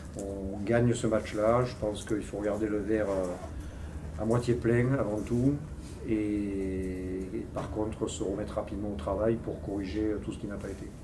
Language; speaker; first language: French; native; French